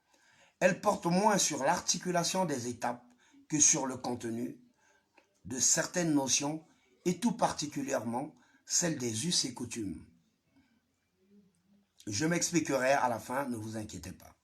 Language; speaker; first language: French; non-native, local second language; Lingala